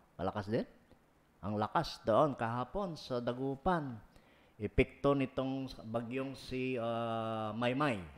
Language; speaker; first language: Filipino; non-native, local second language; Pangasinan